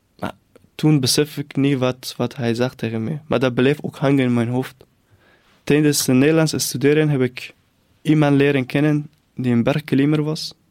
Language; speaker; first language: Dutch; non-native, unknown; Persian